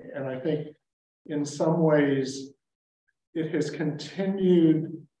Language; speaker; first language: English; native; English